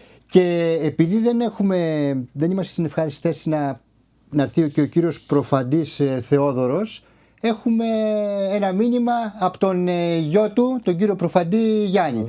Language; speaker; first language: Greek; native; Greek